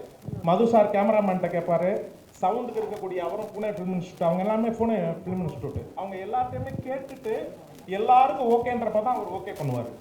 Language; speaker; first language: Tamil; native; Tamil